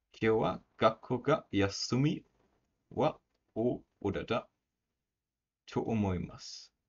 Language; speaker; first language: Japanese; non-native, learner; English